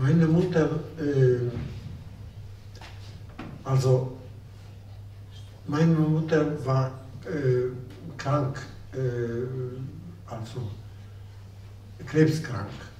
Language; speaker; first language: German; non-native, fluent; Polish